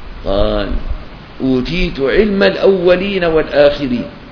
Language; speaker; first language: Arabic; native; Arabic